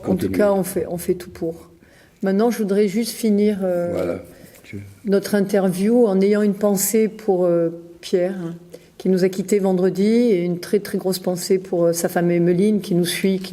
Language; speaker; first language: French; native; French